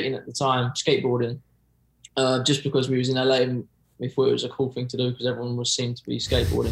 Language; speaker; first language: English; native; English